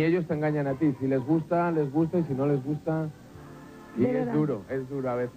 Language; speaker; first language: Spanish; native; Spanish